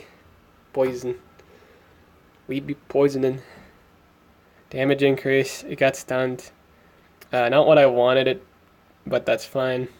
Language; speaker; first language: English; native; English